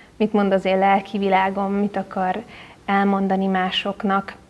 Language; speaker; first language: Hungarian; native; Hungarian